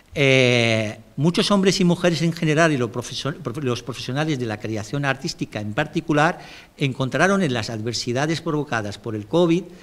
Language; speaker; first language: Spanish; non-native, fluent; Arabic